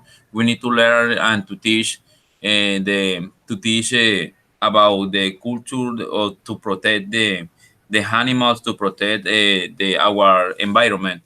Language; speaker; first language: English; non-native, learner; Spanish